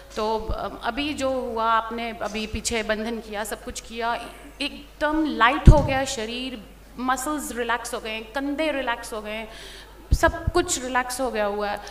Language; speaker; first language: Hindi; native; Hindi